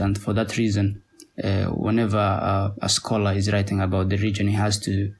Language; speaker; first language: English; non-native, local second language; Somali